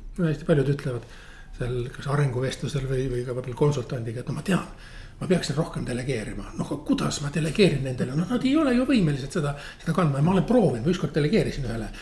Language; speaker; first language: Estonian; native; Estonian